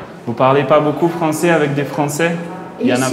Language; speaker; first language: French; native; French